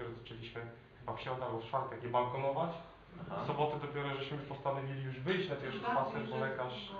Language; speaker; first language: Polish; native; Polish